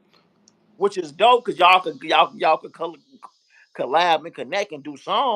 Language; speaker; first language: English; native; English